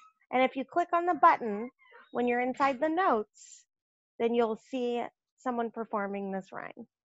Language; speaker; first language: English; native; English